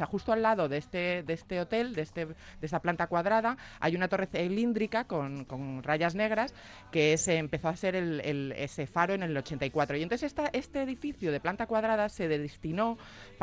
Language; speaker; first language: Spanish; native; Spanish